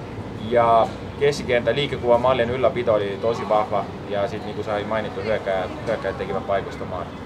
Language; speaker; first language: Finnish; non-native, fluent; Estonian